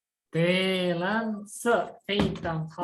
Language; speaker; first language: Chinese; non-native, fluent; Indonesian